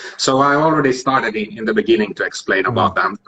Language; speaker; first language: English; non-native, fluent; Finnish